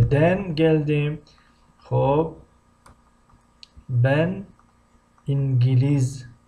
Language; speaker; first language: Turkish; non-native, fluent; Tajik